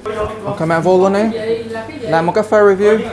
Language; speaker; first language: Vietnamese; early bilingual, heritage; Vietnamese